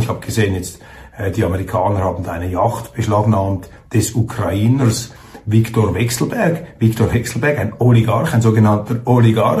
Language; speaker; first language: German; native; German